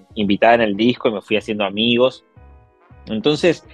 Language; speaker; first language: Spanish; native; Spanish